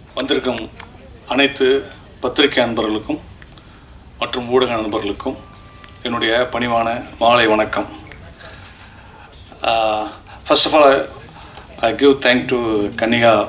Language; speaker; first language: Tamil; native; Tamil